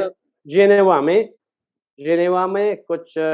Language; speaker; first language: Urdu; non-native, fluent; Persian